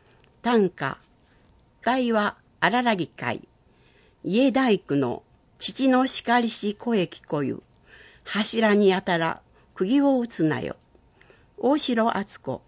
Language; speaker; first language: Japanese; native; Japanese